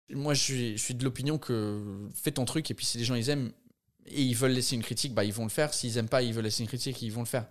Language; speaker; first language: French; non-native, fluent; English